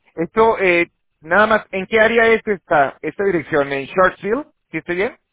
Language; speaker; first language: Spanish; native; Spanish